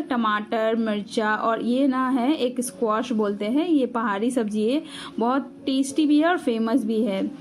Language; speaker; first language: Hindi; non-native, local second language; Bangla